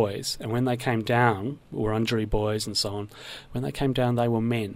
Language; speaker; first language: English; native; English